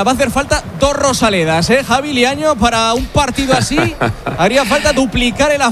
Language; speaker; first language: Spanish; native; Spanish